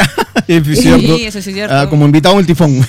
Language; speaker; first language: Spanish; native; Spanish